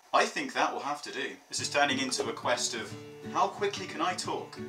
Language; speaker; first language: English; native; English